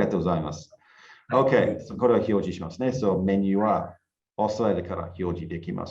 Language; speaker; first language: Japanese; non-native, learner; English